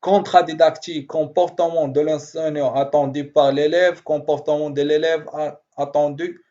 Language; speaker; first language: French; non-native, local second language; Arabic